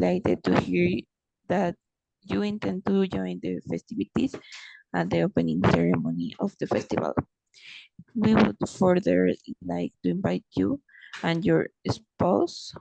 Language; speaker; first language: English; non-native, fluent; Spanish